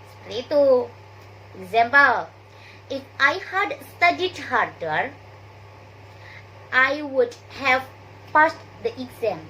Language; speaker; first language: English; non-native, learner; Indonesian